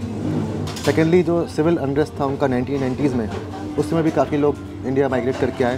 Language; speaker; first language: Hindi; native; Hindi